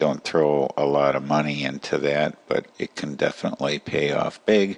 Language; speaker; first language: English; native; English